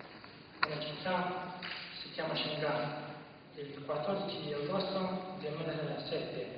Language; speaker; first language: Italian; non-native, learner; Kurdish